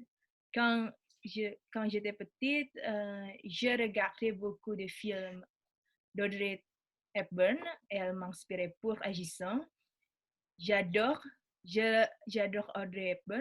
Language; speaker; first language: French; non-native, learner; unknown